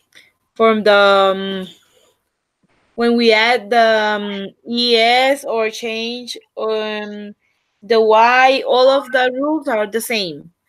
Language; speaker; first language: English; non-native, learner; Spanish